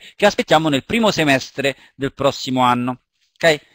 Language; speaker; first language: Italian; native; Italian